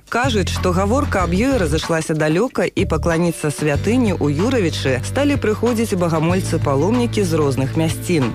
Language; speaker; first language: Belarusian; non-native, local second language; Russian